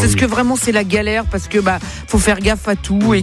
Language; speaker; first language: French; native; French